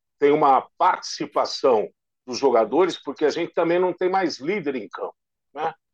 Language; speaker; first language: Portuguese; native; Portuguese